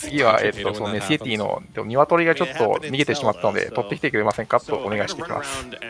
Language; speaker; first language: Japanese; native; Japanese